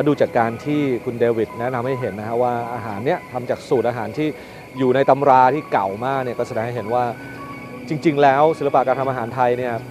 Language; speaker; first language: Thai; native; Thai